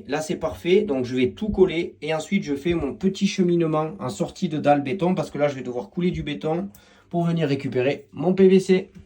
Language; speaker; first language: French; native; French